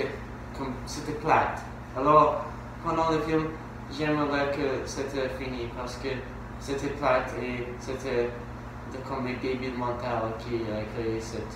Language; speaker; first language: French; non-native, learner; English